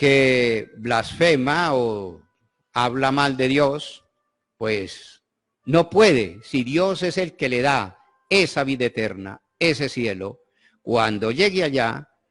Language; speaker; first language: Spanish; native; Spanish